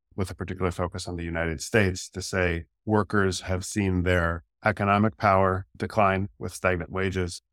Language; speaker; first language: English; native; English